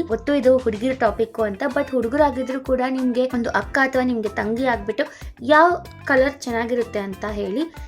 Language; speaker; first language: Kannada; native; Kannada